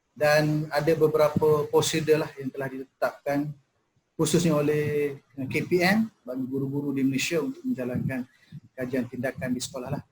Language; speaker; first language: Malay; native; Malay